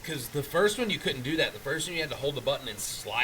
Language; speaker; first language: English; native; English